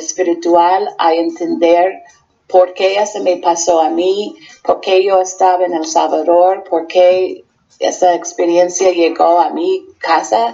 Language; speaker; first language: Spanish; non-native, fluent; English